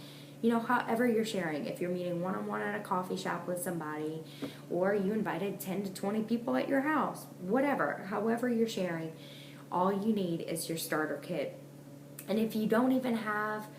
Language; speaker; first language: English; native; English